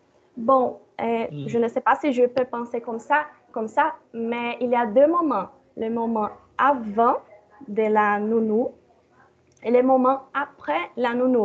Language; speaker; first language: French; non-native, learner; Portuguese